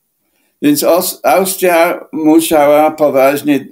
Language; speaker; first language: Polish; non-native, fluent; English